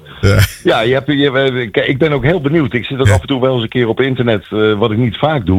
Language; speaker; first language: Dutch; native; Dutch